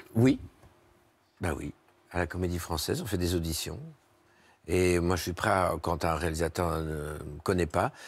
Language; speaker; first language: French; native; French